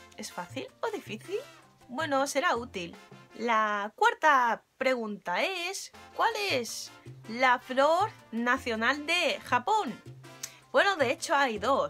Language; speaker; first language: Spanish; non-native, fluent; Japanese